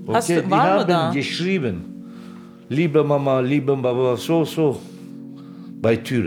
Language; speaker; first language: German; non-native, fluent; Turkish